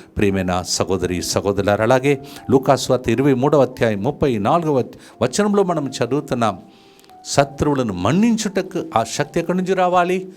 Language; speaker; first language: Telugu; non-native, fluent; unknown